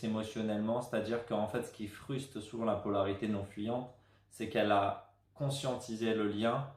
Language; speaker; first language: French; native; French